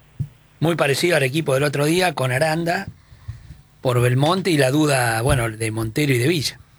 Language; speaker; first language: Spanish; native; Spanish